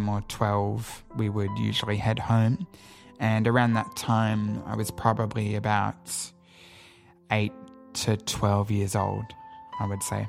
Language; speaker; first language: English; native; English